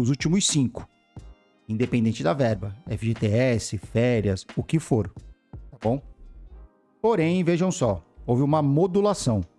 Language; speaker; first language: Portuguese; native; Portuguese